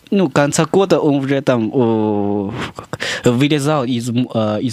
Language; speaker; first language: Russian; non-native, fluent; Chinese